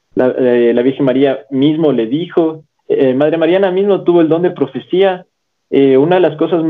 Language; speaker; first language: Spanish; native; Spanish